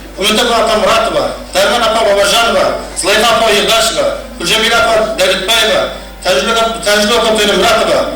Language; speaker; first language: Uzbek; non-native, local second language; Kara-Kalpak